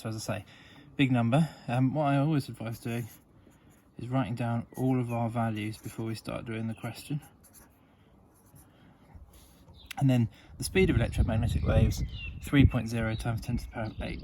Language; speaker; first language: English; native; English